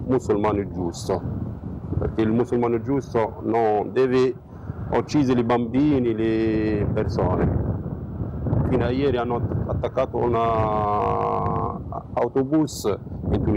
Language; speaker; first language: Italian; non-native, learner; Arabic